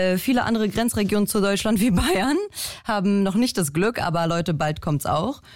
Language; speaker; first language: German; early bilingual, other home language; Polish